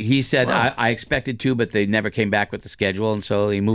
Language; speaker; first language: English; native; English